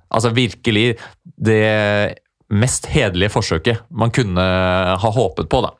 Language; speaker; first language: Norwegian; native; Norwegian